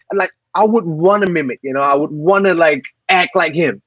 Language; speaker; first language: English; non-native, local second language; Tamil